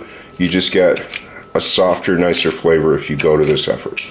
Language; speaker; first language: English; native; English